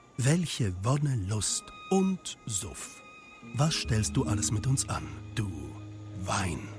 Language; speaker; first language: German; native; German